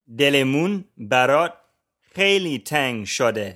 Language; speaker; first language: Persian; non-native, learner; English